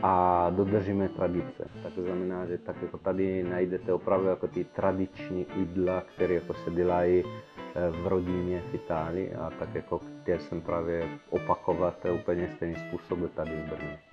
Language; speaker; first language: Czech; non-native, fluent; Italian